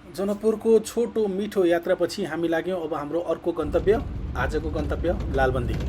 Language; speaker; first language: Nepali; native; Nepali